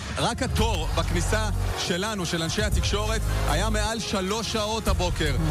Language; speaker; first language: Hebrew; native; Hebrew